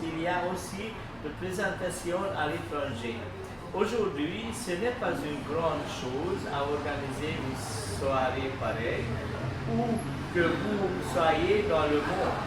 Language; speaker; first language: French; non-native, learner; Hungarian